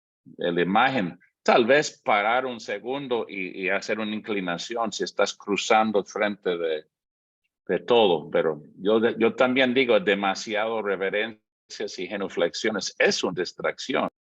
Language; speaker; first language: Spanish; non-native, fluent; English